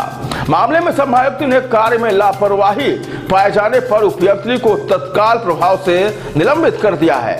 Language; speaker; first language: Hindi; native; Hindi